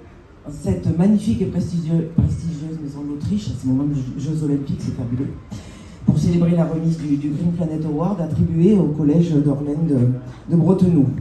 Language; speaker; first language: French; native; French